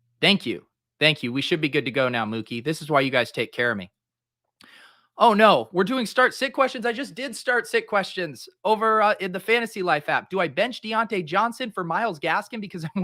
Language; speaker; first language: English; native; English